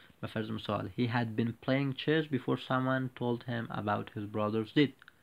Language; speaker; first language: English; non-native, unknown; Persian